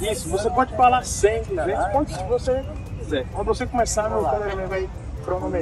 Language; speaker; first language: Portuguese; native; Portuguese